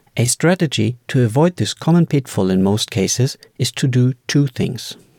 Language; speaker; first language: English; non-native, fluent; German